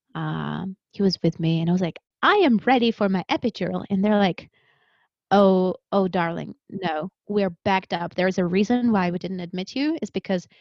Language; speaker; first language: English; early bilingual, other home language; Russian